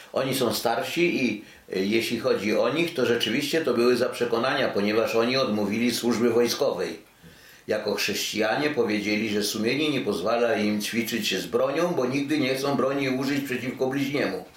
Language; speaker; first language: Polish; native; Polish